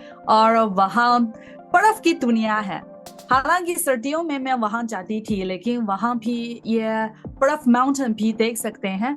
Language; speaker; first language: Hindi; non-native, fluent; Chinese